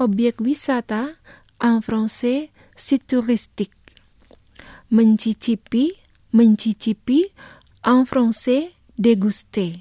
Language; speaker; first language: French; non-native, fluent; Indonesian